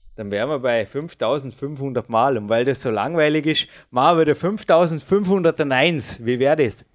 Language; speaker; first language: German; native; German